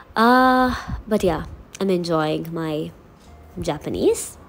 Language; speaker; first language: English; non-native, local second language; Sinhala